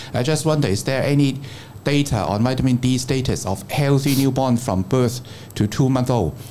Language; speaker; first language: English; non-native, local second language; Cantonese